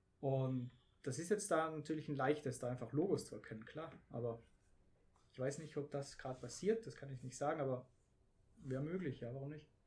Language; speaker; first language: German; native; German